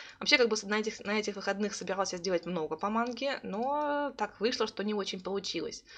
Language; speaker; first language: Russian; early bilingual, heritage; Russian